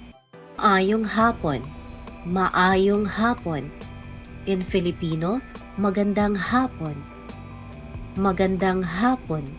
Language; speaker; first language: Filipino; non-native, local second language; Cebuano